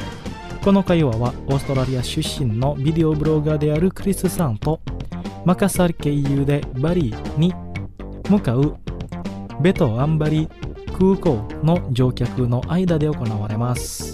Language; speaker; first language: Japanese; non-native, fluent; Indonesian